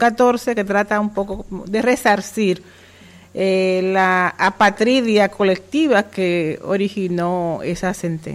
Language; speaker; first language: Spanish; native; Spanish